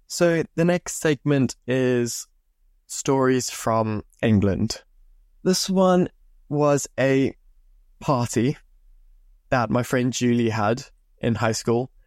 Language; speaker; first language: English; native; English